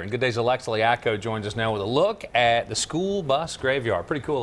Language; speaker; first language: English; native; English